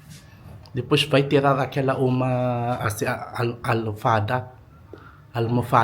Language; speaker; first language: Portuguese; non-native, learner; Filipino